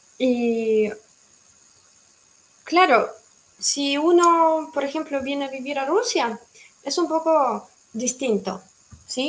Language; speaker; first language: Spanish; non-native, fluent; Russian